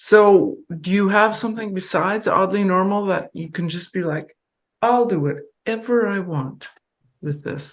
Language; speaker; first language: English; non-native, fluent; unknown